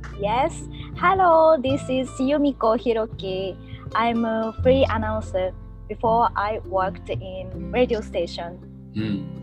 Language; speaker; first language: English; non-native, learner; Japanese